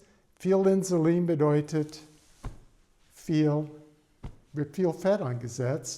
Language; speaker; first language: German; non-native, fluent; English